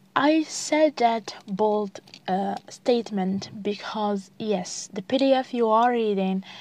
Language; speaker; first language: English; non-native, fluent; Arabic